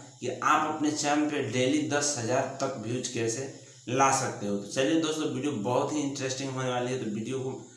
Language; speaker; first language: Hindi; native; Hindi